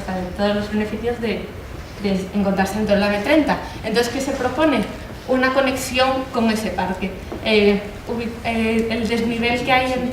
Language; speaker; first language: Spanish; native; Spanish